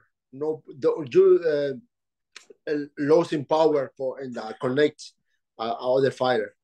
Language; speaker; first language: English; non-native, learner; Spanish